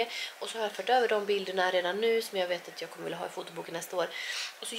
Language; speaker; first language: Swedish; native; Swedish